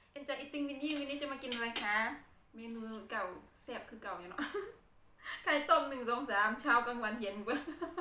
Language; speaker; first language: Thai; non-native, local second language; Khmer